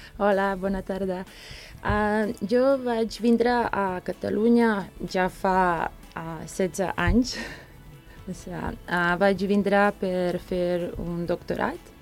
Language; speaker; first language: Catalan; non-native, fluent; Serbian